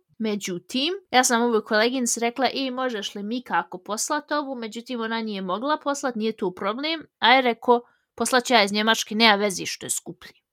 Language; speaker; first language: Bosnian; early bilingual, heritage; Bosnian